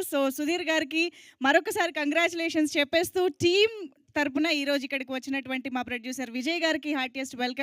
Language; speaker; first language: Telugu; native; Telugu